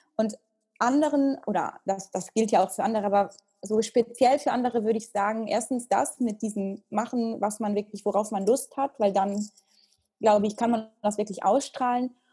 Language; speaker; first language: German; early bilingual, heritage; Italian